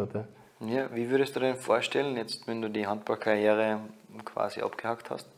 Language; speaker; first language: German; native; German